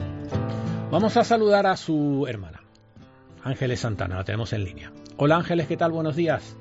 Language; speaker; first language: Spanish; native; Spanish